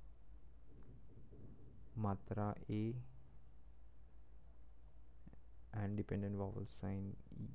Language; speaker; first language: English; non-native, local second language; Marathi